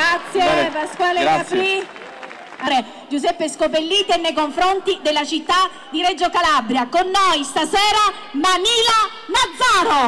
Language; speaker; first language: Italian; native; Italian